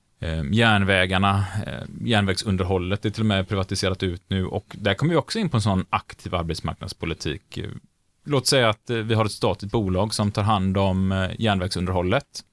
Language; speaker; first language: Swedish; native; Swedish